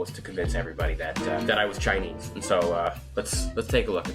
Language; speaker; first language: English; native; English